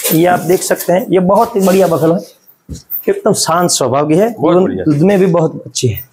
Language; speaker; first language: Hindi; non-native, local second language; Gujarati